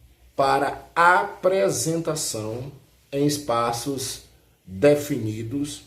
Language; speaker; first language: Portuguese; native; Portuguese